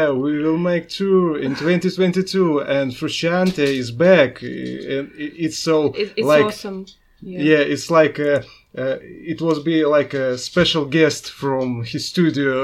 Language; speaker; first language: English; non-native, learner; Russian